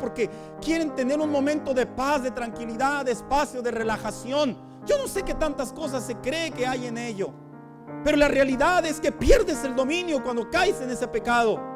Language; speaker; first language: Spanish; native; Spanish